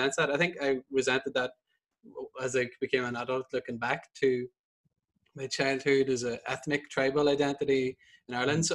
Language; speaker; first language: English; native; English